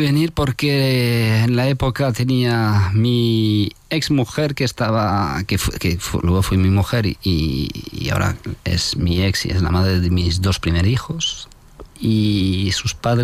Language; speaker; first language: Spanish; non-native, fluent; French